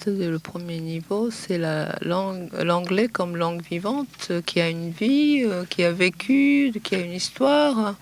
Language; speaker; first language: French; non-native, fluent; Japanese